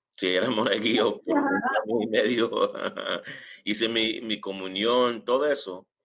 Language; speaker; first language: Spanish; early bilingual, heritage; English